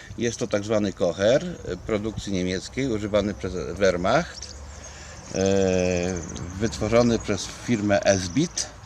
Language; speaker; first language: Polish; native; Polish